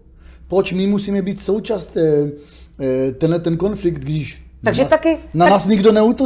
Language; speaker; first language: Czech; non-native, learner; Hebrew